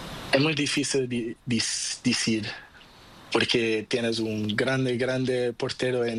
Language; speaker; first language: Spanish; non-native, learner; Portuguese